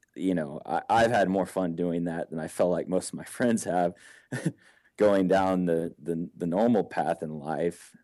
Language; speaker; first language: English; native; English